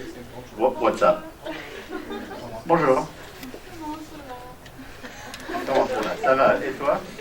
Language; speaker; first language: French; non-native, fluent; English